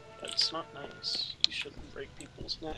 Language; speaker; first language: English; native; English